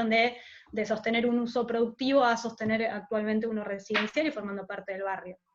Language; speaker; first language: Spanish; native; Spanish